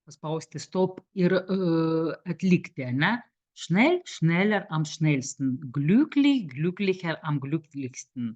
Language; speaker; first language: German; non-native, fluent; Lithuanian